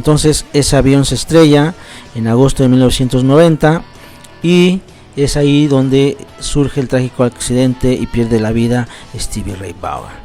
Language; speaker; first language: Spanish; native; Spanish